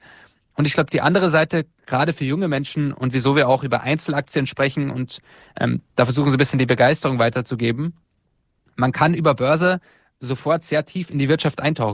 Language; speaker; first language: German; native; German